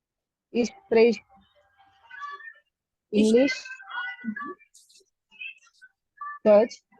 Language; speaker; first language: German; non-native, learner; Marathi